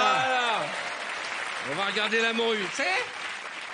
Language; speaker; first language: French; native; French